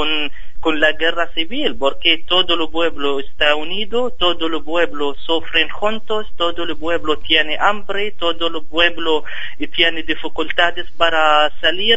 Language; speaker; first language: Spanish; non-native, fluent; Arabic